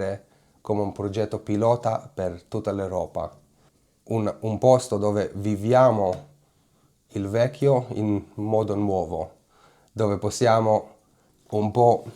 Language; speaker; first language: Italian; non-native, fluent; Hebrew